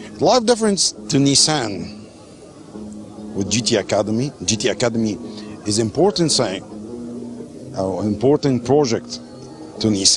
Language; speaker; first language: English; non-native, learner; Arabic